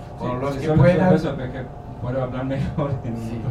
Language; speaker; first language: Spanish; non-native, learner; German